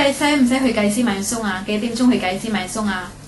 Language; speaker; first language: Cantonese; native; Cantonese